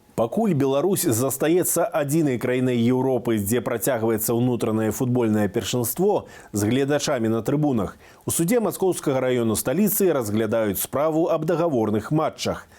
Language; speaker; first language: Belarusian; native; Belarusian